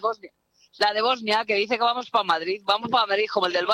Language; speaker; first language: Spanish; native; Spanish